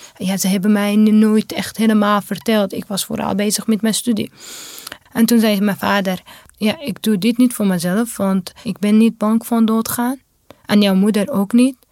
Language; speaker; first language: Dutch; non-native, fluent; Kurdish